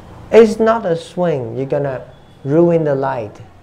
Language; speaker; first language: English; non-native, fluent; Vietnamese